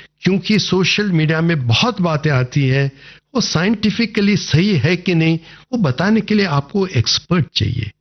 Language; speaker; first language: Hindi; non-native, local second language; Bangla